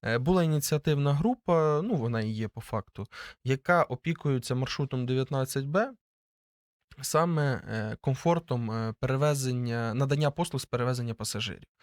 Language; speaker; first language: Ukrainian; native; Ukrainian